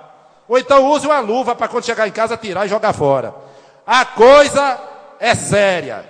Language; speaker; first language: Portuguese; native; Portuguese